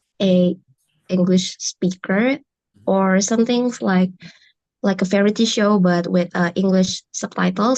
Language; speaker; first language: English; non-native, learner; Indonesian